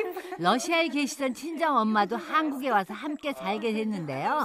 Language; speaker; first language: Korean; native; Korean